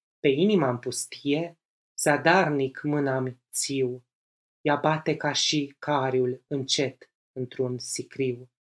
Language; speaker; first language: Romanian; native; Romanian